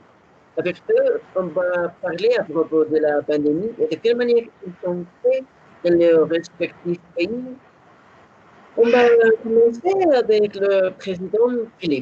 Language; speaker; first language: French; non-native, learner; Spanish